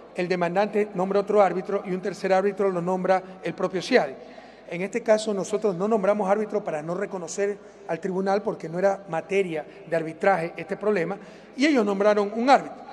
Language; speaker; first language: Spanish; native; Spanish